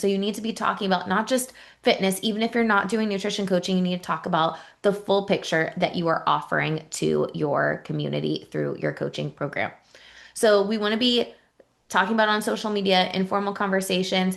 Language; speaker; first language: English; native; English